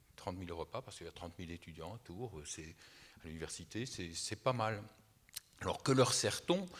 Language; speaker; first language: French; native; French